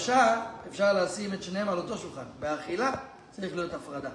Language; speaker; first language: Hebrew; native; Hebrew